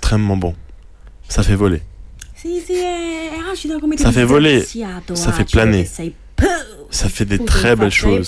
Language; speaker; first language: French; native; French